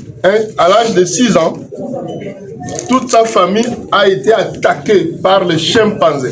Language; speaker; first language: French; non-native, local second language; Lingala